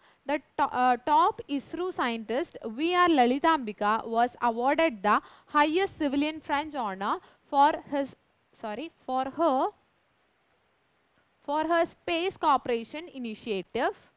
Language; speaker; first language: English; non-native, local second language; Malayalam